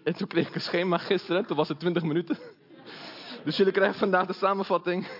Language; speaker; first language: Dutch; early bilingual, other home language; Portuguese